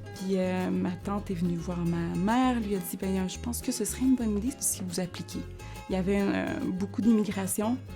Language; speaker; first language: French; early bilingual, other home language; Spanish